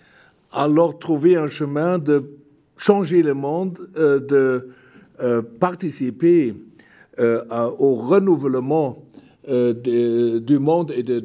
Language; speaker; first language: French; non-native, fluent; German